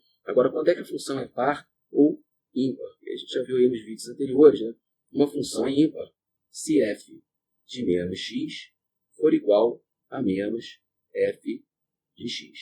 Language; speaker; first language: Portuguese; native; Portuguese